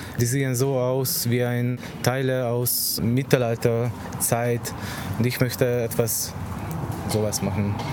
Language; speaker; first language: German; non-native, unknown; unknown